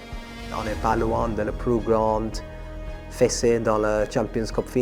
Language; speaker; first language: French; non-native, fluent; English